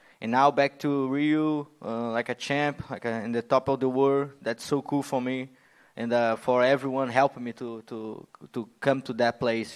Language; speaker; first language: English; non-native, learner; Portuguese